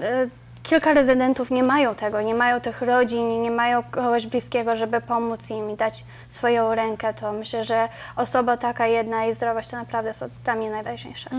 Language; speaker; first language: Polish; early bilingual, other home language; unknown